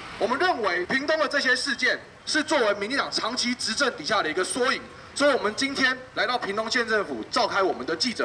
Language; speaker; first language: Chinese; native; Chinese